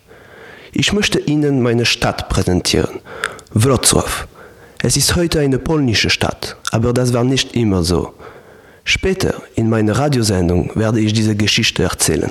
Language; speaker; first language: German; non-native, learner; Polish